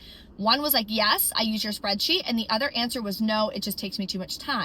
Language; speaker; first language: English; native; English